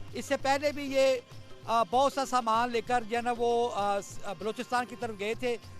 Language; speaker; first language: Urdu; non-native, local second language; Punjabi